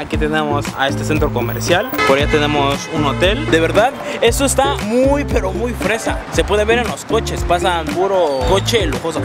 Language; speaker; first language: Spanish; native; Spanish